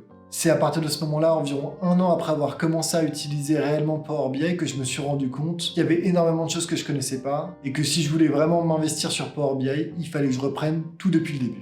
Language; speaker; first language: French; native; French